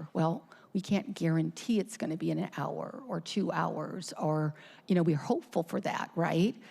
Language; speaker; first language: English; native; English